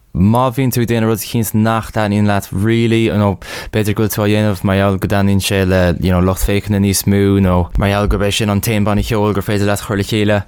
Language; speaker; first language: Irish; non-native, local second language; English